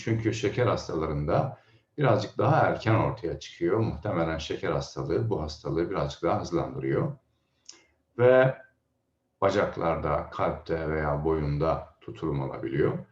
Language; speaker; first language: Turkish; native; Turkish